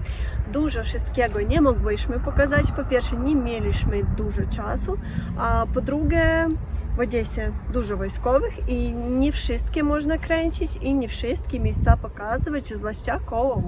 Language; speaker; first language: Polish; non-native, fluent; Russian